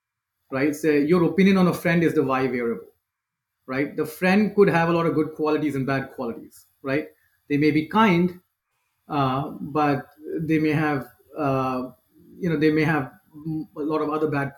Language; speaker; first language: English; non-native, local second language; Hindi